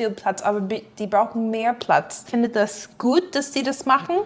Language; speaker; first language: German; non-native, fluent; English